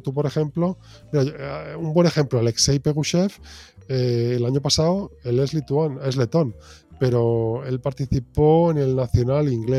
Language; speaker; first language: Spanish; native; Spanish